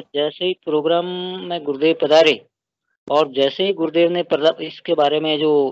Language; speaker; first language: Hindi; native; Hindi